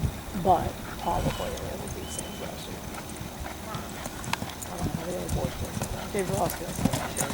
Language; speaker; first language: English; native; English